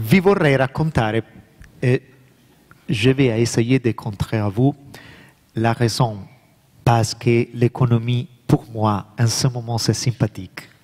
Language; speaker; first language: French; non-native, learner; Italian